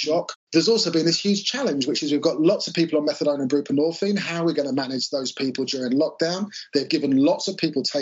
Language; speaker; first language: English; native; English